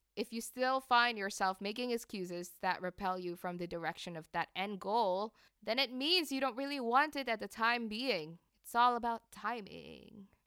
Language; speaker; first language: English; non-native, fluent; Indonesian